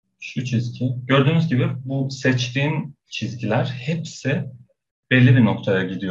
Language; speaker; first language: Turkish; non-native, fluent; Persian